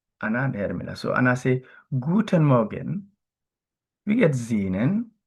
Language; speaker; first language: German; non-native, learner; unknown